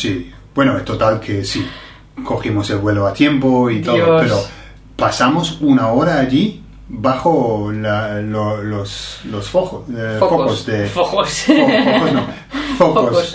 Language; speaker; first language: Spanish; non-native, fluent; English